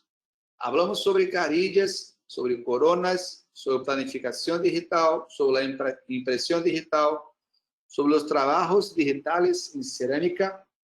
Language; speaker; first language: Spanish; non-native, learner; Portuguese